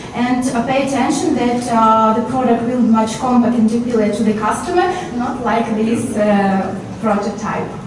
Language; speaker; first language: English; non-native, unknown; Russian